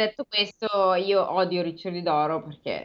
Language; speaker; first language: Italian; native; Italian